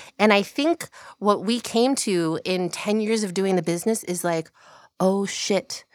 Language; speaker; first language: English; early bilingual, other home language; Korean